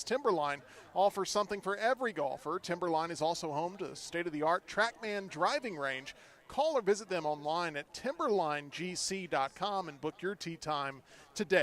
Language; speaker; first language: English; native; English